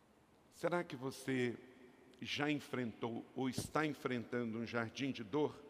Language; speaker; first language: Portuguese; native; Portuguese